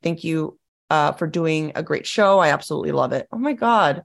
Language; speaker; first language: English; early bilingual, other home language; Spanish